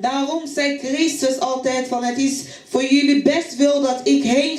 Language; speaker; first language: Dutch; non-native, fluent; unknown